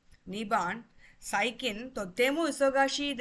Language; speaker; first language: Japanese; non-native, fluent; Tamil